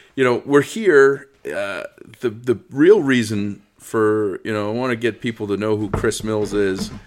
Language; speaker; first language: English; native; English